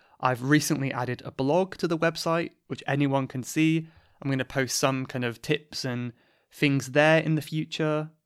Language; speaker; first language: English; native; English